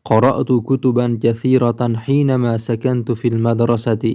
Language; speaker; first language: Arabic; non-native, fluent; Uzbek